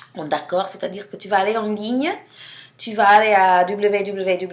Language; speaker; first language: French; non-native, fluent; English